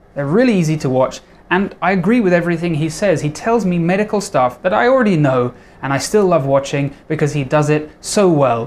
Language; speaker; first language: English; native; English